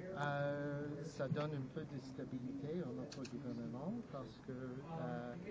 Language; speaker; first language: French; non-native, local second language; English